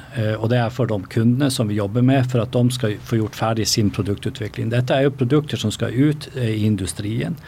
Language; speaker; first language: Swedish; non-native, fluent; Norwegian